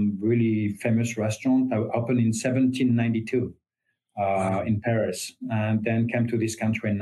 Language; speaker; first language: English; non-native, fluent; French